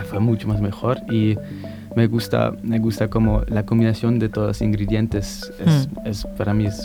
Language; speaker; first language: Spanish; non-native, fluent; German